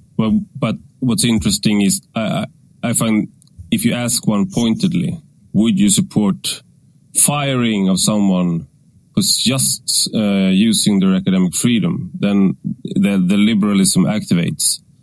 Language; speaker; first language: English; non-native, fluent; Swedish